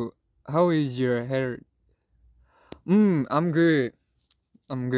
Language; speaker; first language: English; non-native, learner; Korean